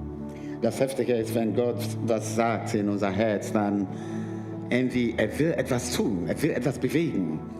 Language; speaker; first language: German; non-native, fluent; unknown